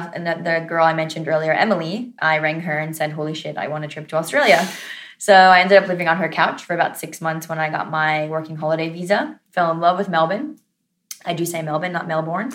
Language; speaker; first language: English; native; English